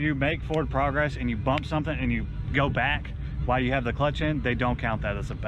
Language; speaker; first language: English; native; English